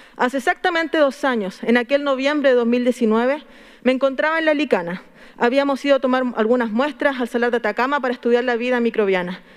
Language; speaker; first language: Spanish; native; Spanish